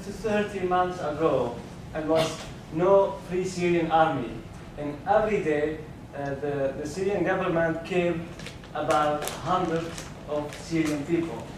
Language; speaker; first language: English; non-native, learner; Arabic